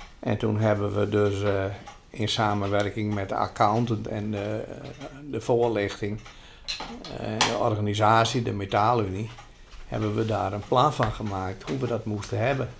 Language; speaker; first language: Dutch; non-native, local second language; Western Frisian